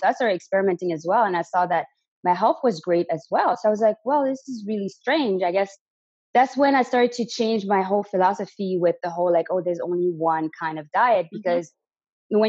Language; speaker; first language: English; non-native, fluent; French